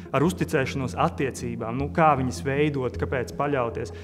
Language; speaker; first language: Latvian; native; Latvian